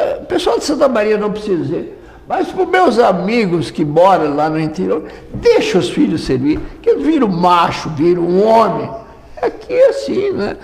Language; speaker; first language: Portuguese; native; Portuguese